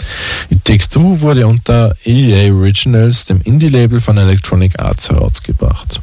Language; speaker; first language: German; native; German